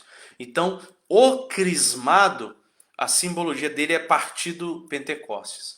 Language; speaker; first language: Portuguese; native; Portuguese